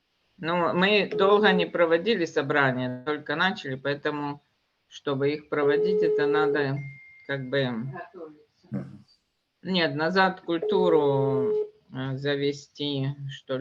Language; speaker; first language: Russian; native; Russian